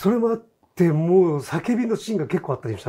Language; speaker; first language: Japanese; native; Japanese